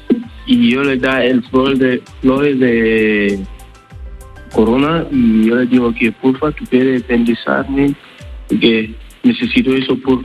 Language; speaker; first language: Spanish; non-native, learner; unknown